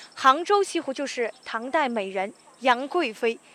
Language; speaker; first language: Chinese; native; Chinese